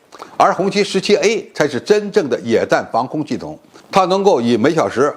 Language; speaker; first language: Chinese; native; Chinese